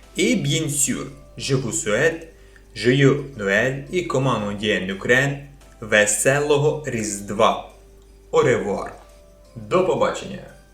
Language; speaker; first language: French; non-native, fluent; Ukrainian